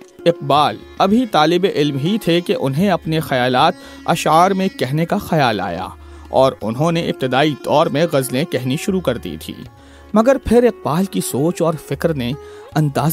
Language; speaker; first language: Urdu; native; Urdu